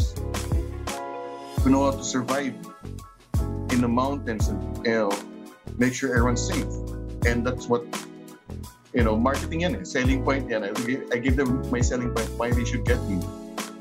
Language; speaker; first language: English; non-native, local second language; Filipino